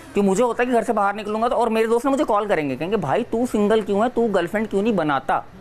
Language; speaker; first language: Hindi; native; Hindi